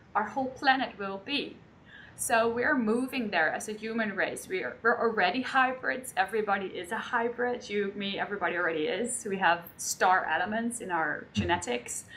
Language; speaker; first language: English; non-native, fluent; Dutch